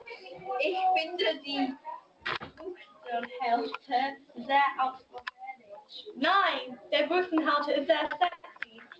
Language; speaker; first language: German; non-native, learner; English